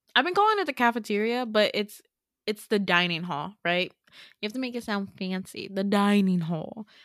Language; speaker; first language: English; native; English